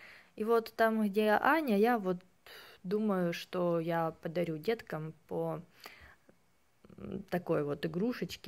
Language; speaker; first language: Russian; native; Russian